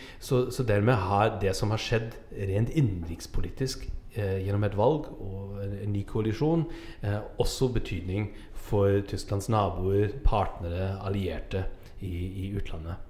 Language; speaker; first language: Norwegian; non-native, fluent; German